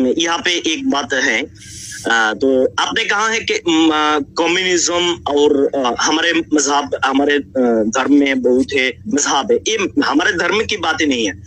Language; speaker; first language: Urdu; non-native, learner; Bangla